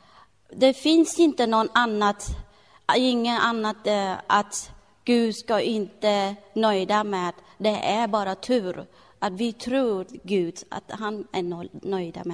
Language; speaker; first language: Swedish; non-native, learner; Thai